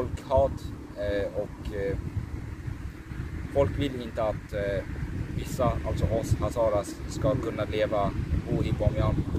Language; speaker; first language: Swedish; early bilingual, other home language; Persian